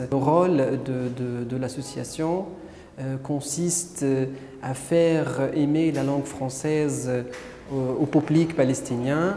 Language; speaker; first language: French; non-native, fluent; Arabic